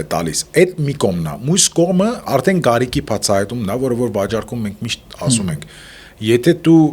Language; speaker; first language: Armenian; early bilingual, heritage; Armenian